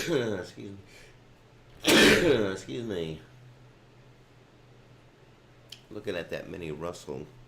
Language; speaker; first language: English; native; English